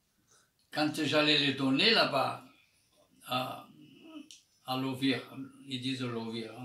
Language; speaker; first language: French; non-native, fluent; Armenian